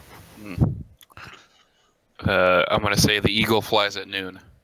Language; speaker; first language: English; native; English